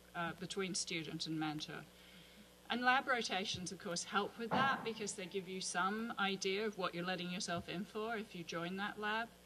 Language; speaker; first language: English; native; English